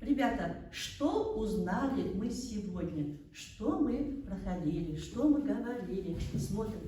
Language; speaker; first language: Russian; non-native, local second language; Kazakh